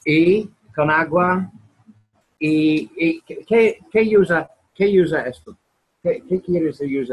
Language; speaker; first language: Spanish; non-native, learner; English